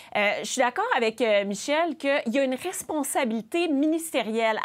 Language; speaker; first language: French; native; French